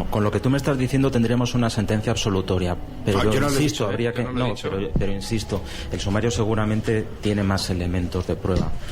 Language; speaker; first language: Spanish; native; Spanish